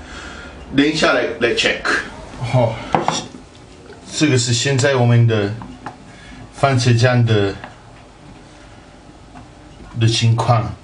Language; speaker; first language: Chinese; non-native, fluent; Italian